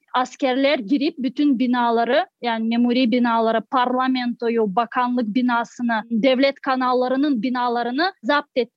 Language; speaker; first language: Turkish; non-native, fluent; Crimean Tatar